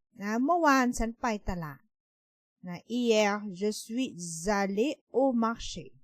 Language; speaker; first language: French; non-native, fluent; Thai